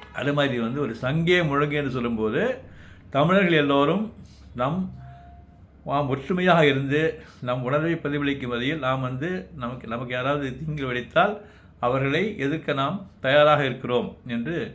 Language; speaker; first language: Tamil; native; Tamil